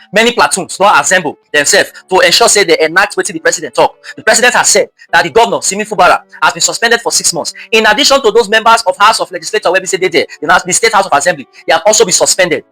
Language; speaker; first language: Nigerian Pidgin; native; Nigerian Pidgin